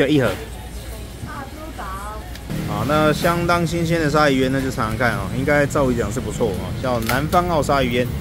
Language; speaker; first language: Chinese; native; Chinese